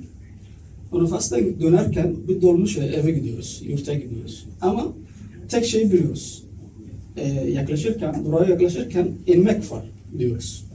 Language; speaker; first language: Turkish; non-native, learner; Somali